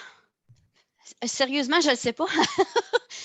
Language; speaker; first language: French; native; French